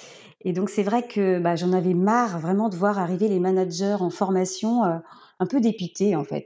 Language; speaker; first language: French; native; French